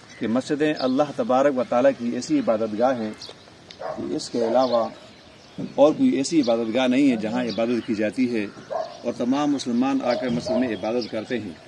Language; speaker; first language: Urdu; non-native, local second language; Pashto